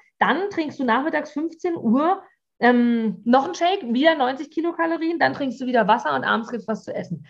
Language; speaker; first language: German; native; German